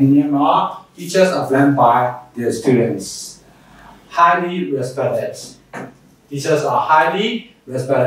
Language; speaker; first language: English; non-native, fluent; Burmese